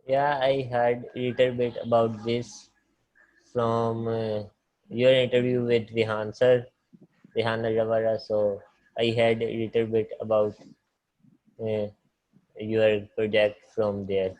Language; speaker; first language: English; non-native, learner; Punjabi